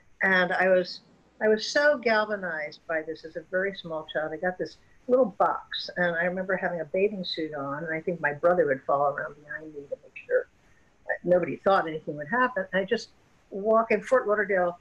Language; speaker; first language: English; native; English